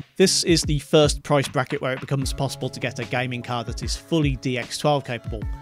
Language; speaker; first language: English; native; English